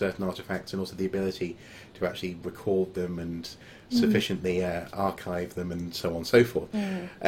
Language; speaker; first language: English; native; English